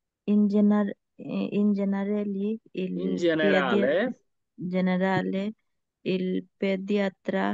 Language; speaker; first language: Italian; non-native, learner; Bangla